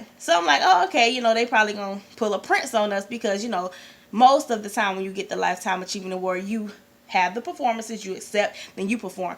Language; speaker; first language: English; native; English